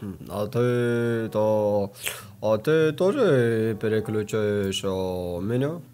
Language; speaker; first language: Russian; non-native, learner; Tajik